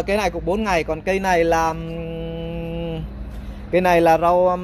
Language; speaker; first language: Vietnamese; native; Vietnamese